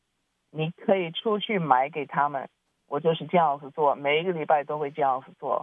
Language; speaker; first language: Chinese; early bilingual, heritage; Chinese